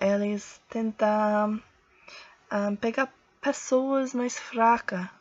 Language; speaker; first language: Portuguese; non-native, learner; English